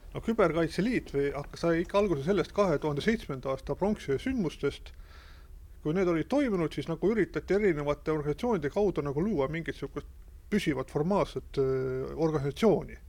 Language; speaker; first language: Estonian; native; Estonian